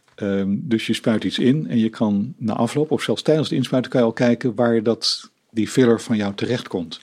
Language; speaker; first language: Dutch; native; Dutch